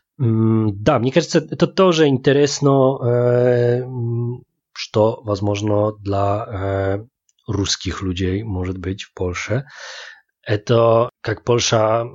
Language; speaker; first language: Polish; non-native, learner; Russian